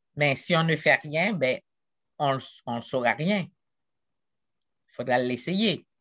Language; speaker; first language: French; non-native, local second language; Haitian Creole